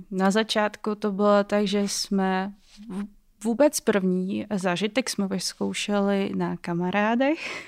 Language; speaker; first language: Czech; non-native, fluent; Russian